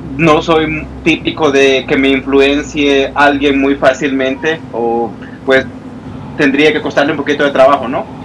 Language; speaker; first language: Spanish; native; Spanish